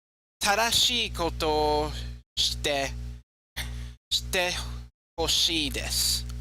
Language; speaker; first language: Japanese; non-native, learner; English